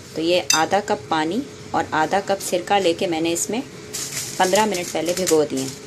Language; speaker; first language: Urdu; native; Urdu